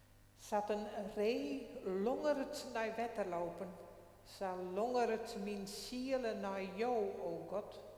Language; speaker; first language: Dutch; non-native, local second language; Western Frisian